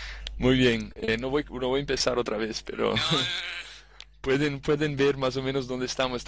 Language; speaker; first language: Spanish; non-native, fluent; Portuguese